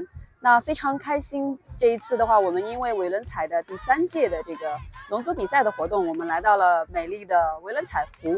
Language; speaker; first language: Chinese; native; Chinese